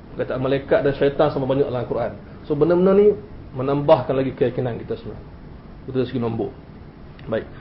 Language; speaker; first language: Malay; native; Malay